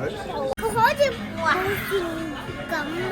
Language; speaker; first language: Cantonese; early bilingual, heritage; Cantonese